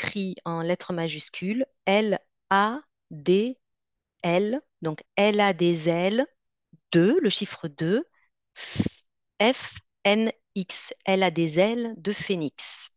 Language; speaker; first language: French; native; French